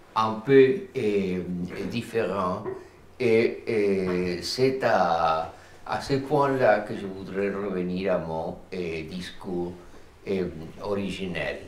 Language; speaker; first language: French; non-native, fluent; Spanish